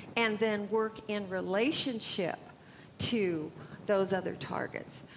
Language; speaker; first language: English; native; English